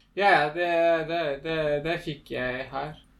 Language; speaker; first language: Norwegian; non-native, learner; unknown